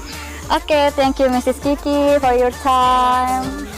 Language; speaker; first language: English; non-native, learner; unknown